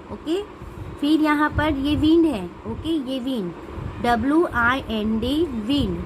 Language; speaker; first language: Hindi; non-native, local second language; Gujarati